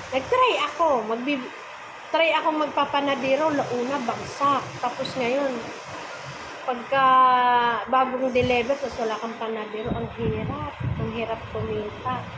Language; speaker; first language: Filipino; non-native, local second language; Cebuano